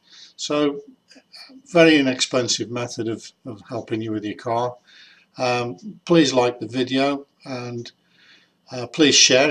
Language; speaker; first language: English; native; English